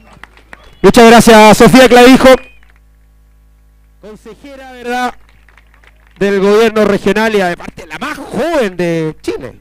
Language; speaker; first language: Spanish; native; Spanish